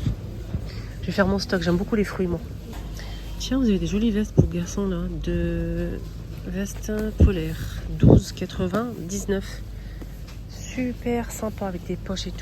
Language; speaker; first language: French; native; French